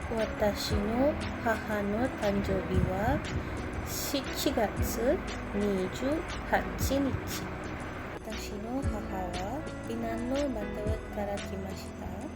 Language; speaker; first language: Japanese; non-native, learner; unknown